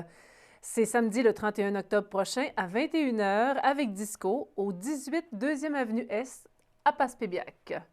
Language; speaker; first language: French; native; French